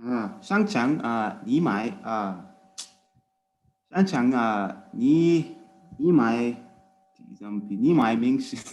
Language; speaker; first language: Chinese; non-native, learner; English